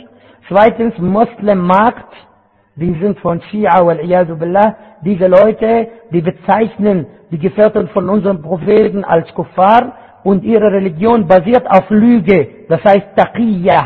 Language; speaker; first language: German; non-native, fluent; Arabic